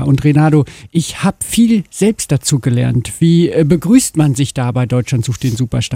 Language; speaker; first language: German; native; German